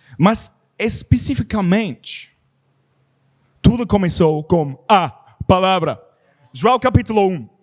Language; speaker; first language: Portuguese; non-native, learner; English